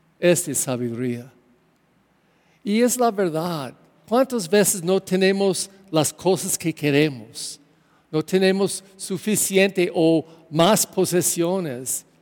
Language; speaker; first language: Spanish; non-native, learner; English